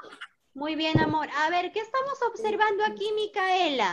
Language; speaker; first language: Spanish; native; Spanish